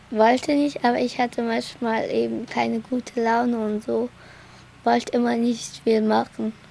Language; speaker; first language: German; early bilingual, other home language; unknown